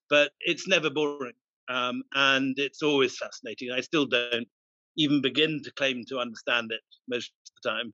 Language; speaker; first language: English; native; English